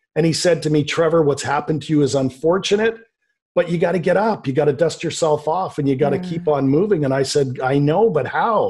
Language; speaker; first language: English; native; English